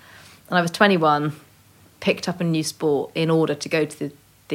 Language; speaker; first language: English; native; English